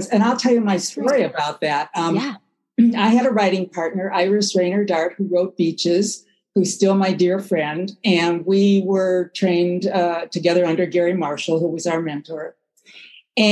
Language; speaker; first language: English; native; English